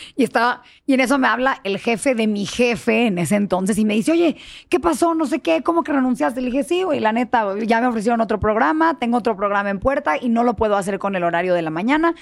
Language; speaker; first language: Spanish; early bilingual, heritage; Spanish